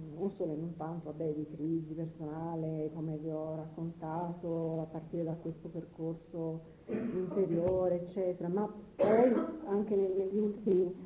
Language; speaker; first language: Italian; native; Italian